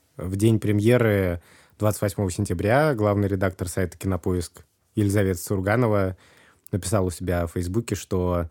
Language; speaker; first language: Russian; native; Russian